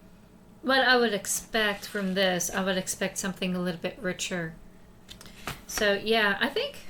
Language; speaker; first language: English; native; English